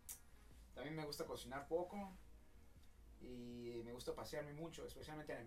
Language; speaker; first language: Spanish; early bilingual, heritage; Spanish